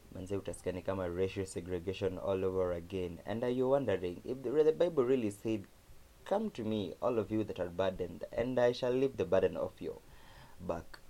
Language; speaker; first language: English; non-native, local second language; Kamba